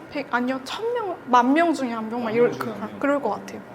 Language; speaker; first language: Korean; native; Korean